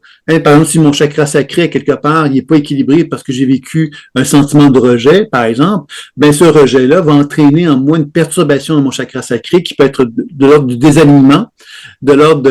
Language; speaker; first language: French; native; French